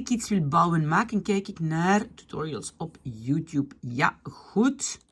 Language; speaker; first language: Dutch; non-native, fluent; French